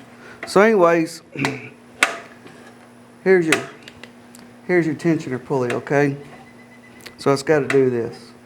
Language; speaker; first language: English; native; English